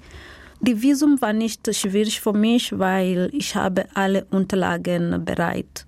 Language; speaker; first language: German; non-native, fluent; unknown